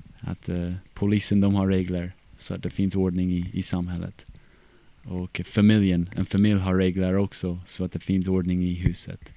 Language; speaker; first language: Swedish; non-native, fluent; English